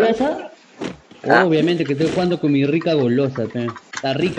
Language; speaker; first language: Spanish; native; Spanish